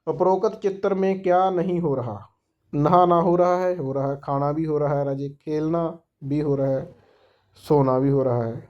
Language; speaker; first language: Hindi; non-native, local second language; Punjabi